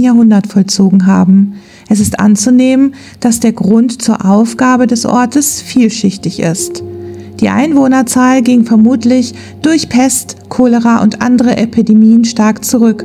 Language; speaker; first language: German; native; German